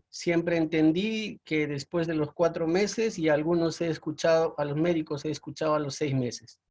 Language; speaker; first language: Spanish; native; Spanish